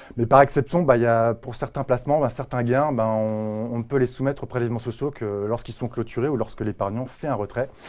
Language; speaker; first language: French; native; French